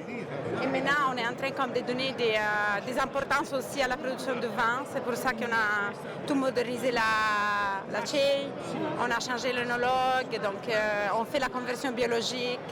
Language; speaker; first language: French; non-native, fluent; Italian